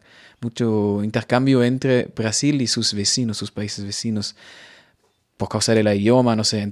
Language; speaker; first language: Spanish; non-native, fluent; German